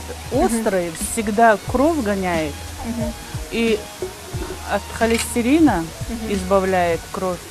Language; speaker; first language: Russian; non-native, local second language; Chechen